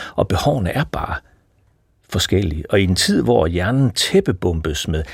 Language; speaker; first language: Danish; native; Danish